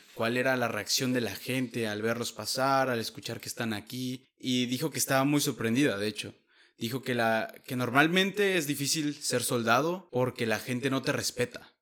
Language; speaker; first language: Spanish; native; Spanish